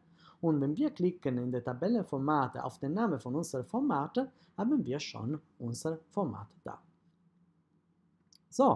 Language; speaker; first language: German; non-native, fluent; Italian